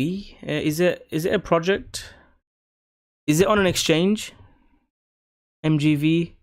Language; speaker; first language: English; native; English